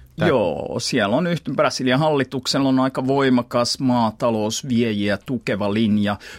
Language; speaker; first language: Finnish; native; Finnish